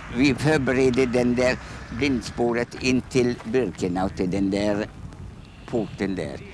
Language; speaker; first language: Swedish; non-native, fluent; Polish